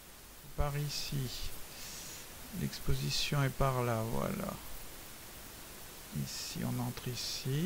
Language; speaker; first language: French; native; French